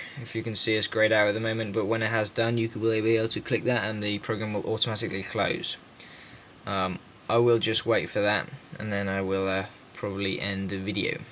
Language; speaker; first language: English; native; English